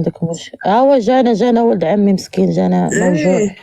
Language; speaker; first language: Arabic; native; Arabic